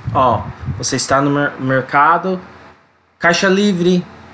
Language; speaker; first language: Portuguese; non-native, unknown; English